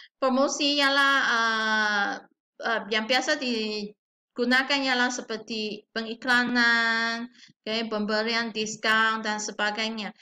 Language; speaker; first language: Malay; non-native, local second language; Chinese